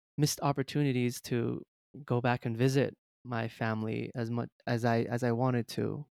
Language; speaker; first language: English; early bilingual, other home language; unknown